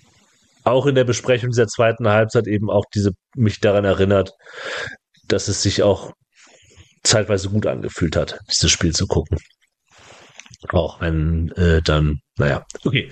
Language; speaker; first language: German; native; German